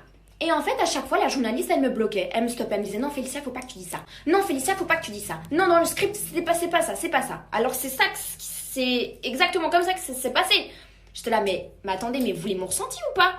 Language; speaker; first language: French; native; French